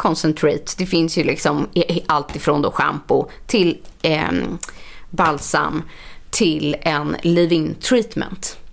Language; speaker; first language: Swedish; native; Swedish